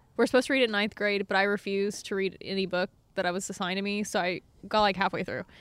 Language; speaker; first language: English; native; English